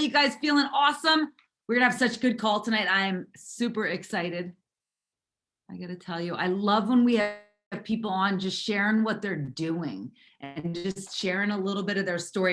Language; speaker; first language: English; native; English